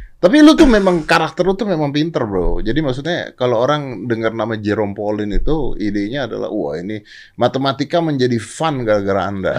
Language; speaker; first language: Indonesian; native; Indonesian